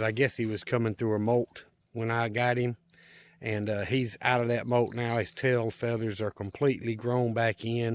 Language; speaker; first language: English; native; English